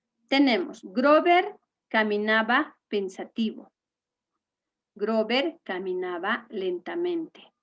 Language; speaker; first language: Spanish; native; Spanish